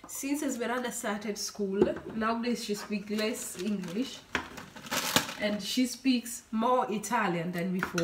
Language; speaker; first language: English; non-native, fluent; Swahili